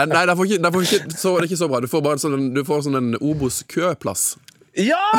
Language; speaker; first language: Norwegian; native; Norwegian